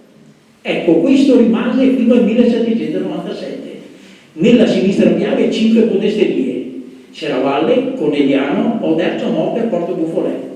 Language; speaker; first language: Italian; native; Italian